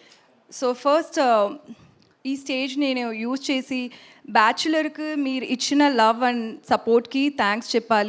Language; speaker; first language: Telugu; non-native, local second language; Tamil